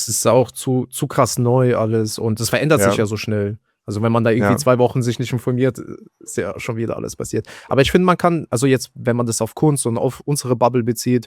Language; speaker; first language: German; native; German